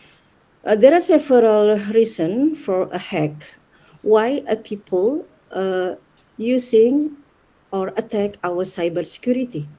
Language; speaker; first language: English; non-native, learner; Indonesian